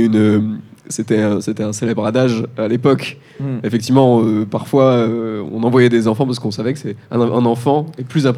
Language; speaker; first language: French; native; French